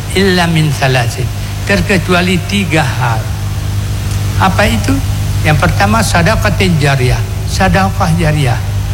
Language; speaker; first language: Indonesian; non-native, local second language; Achinese